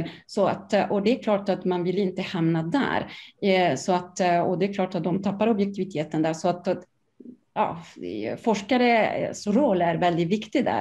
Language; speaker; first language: Swedish; non-native, fluent; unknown